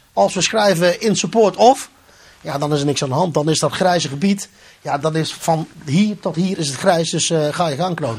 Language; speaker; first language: Dutch; native; Dutch